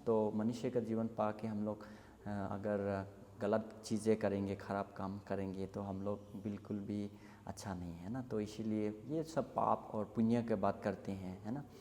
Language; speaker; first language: Hindi; non-native, local second language; Assamese